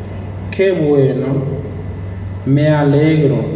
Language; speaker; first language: Spanish; non-native, learner; Haitian Creole